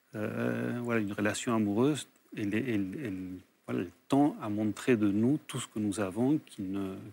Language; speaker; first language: French; early bilingual, other home language; Spanish